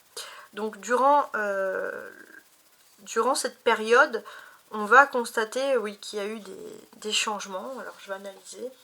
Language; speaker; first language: French; native; French